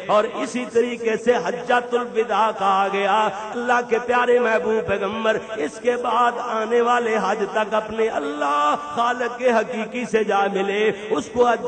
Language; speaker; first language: Urdu; non-native, local second language; Punjabi